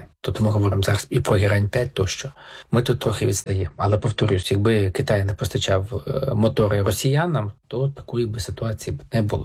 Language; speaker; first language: Ukrainian; native; Ukrainian